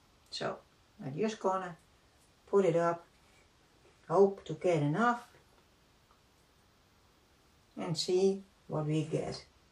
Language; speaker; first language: English; non-native, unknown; Dutch